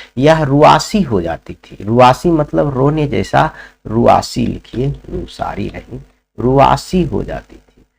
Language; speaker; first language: Hindi; native; Hindi